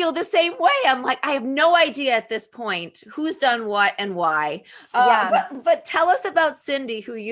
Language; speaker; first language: English; native; English